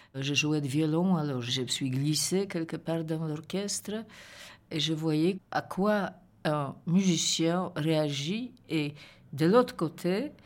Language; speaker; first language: French; non-native, fluent; Polish